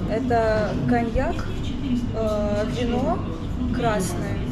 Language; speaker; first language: Russian; native; Russian